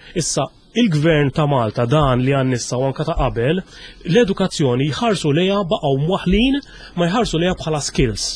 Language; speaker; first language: Maltese; native; Maltese